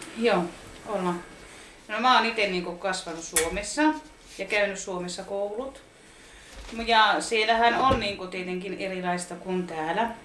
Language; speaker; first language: Finnish; native; Finnish